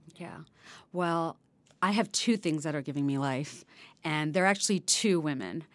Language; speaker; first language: English; non-native, local second language; Bangla